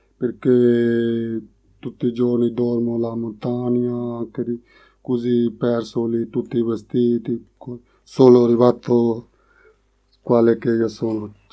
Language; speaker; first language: Italian; non-native, learner; Punjabi